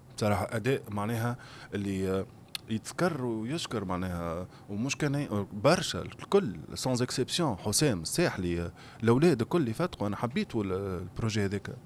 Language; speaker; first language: Arabic; native; Arabic